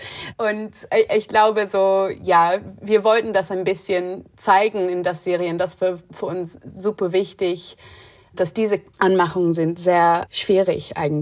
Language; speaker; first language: German; non-native, fluent; English